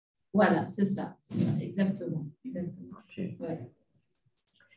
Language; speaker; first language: French; non-native, local second language; Arabic